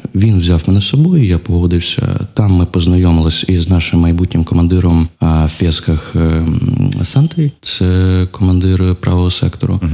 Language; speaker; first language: Ukrainian; non-native, local second language; Russian